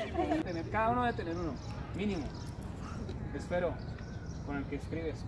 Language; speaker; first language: Spanish; native; Spanish